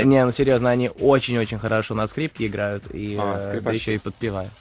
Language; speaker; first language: Russian; early bilingual, heritage; Russian